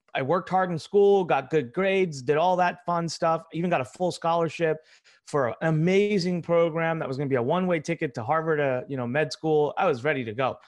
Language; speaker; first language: English; early bilingual, other home language; Hindi